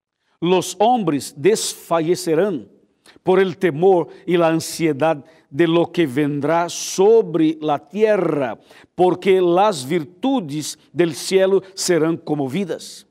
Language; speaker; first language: Spanish; non-native, fluent; Portuguese